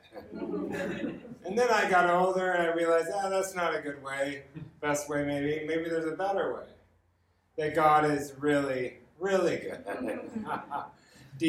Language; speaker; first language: English; native; English